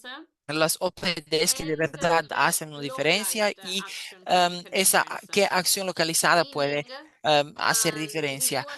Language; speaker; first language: Spanish; non-native, fluent; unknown